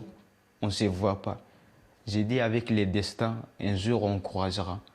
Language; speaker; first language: French; non-native, learner; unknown